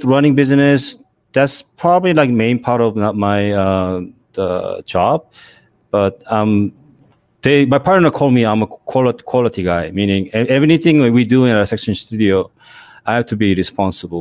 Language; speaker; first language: English; non-native, fluent; Korean